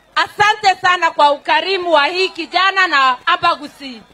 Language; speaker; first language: Swahili; non-native, local second language; Kikuyu